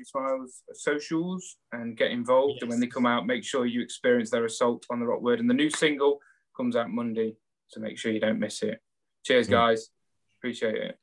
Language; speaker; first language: English; native; English